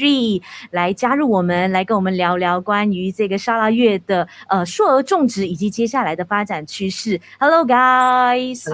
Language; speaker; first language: Chinese; native; Chinese